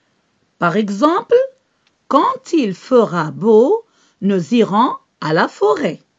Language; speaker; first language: French; non-native, local second language; Arabic